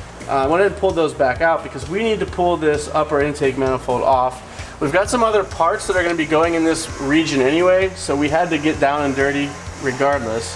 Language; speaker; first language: English; native; English